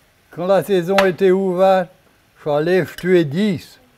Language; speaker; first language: French; native; French